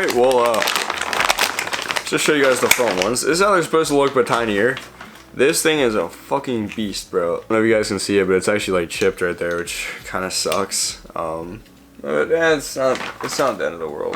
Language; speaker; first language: English; native; English